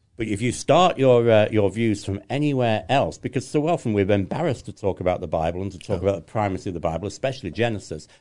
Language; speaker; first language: English; native; English